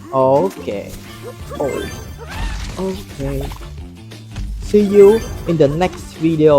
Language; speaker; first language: English; non-native, learner; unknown